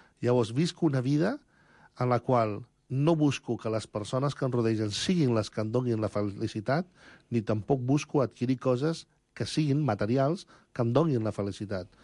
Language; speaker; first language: Catalan; early bilingual, other home language; Spanish